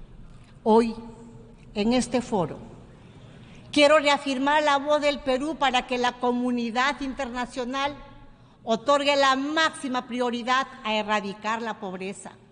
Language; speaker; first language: Spanish; native; Spanish